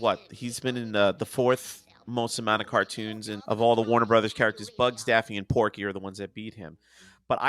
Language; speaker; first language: English; native; English